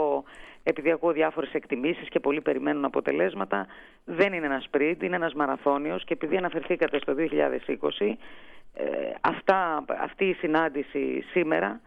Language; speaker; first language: Greek; native; Greek